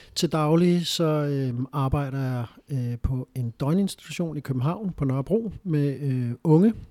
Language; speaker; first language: Danish; early bilingual, other home language; Spanish